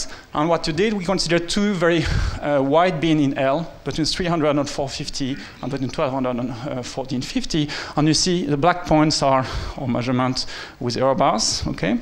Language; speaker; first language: English; non-native, fluent; French